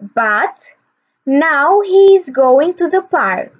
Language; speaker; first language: English; non-native, fluent; Albanian